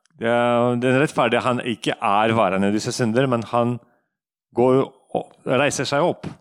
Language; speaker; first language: Norwegian; non-native, fluent; Russian